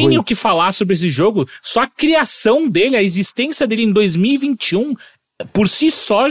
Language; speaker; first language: Portuguese; native; Portuguese